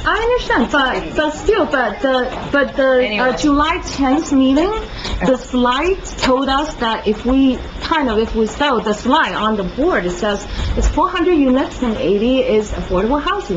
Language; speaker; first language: English; non-native, fluent; Chinese